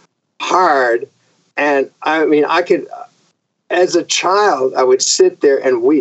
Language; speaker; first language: English; native; English